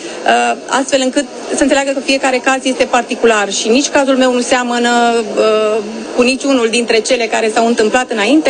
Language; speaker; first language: Romanian; native; Romanian